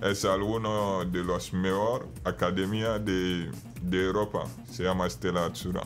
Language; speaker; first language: Spanish; non-native, fluent; Bambara